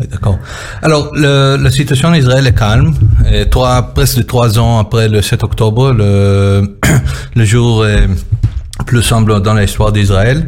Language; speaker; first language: French; non-native, learner; Hebrew